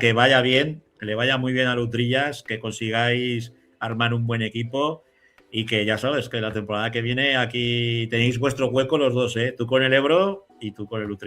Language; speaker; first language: Spanish; native; Spanish